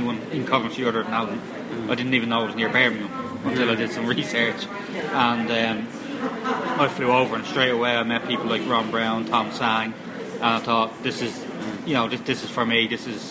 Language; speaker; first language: English; native; English